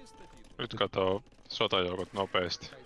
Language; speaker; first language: Finnish; native; Finnish